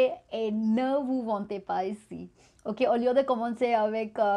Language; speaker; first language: French; non-native, fluent; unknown